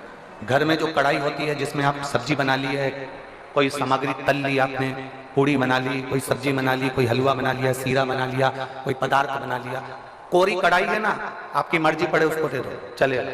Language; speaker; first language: Hindi; native; Hindi